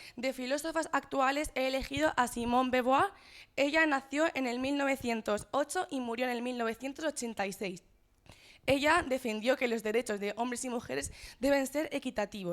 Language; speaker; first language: Spanish; native; Spanish